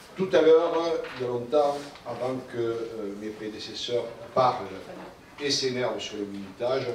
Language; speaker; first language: French; native; French